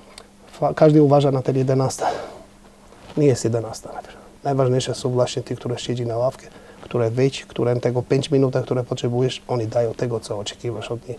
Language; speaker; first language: Polish; non-native, fluent; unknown